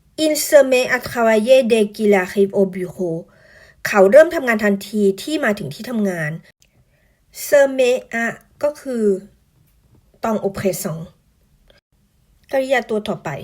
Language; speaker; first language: Thai; native; Thai